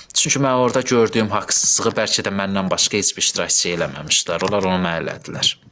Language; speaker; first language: Azerbaijani; native; Azerbaijani